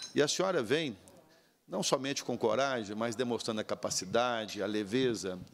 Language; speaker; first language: Portuguese; native; Portuguese